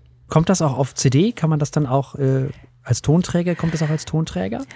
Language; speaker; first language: German; native; German